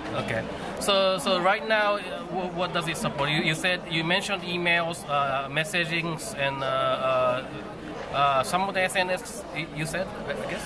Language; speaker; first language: English; non-native, fluent; Japanese